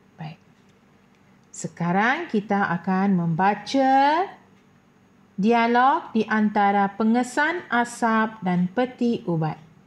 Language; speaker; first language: Malay; non-native, local second language; Tamil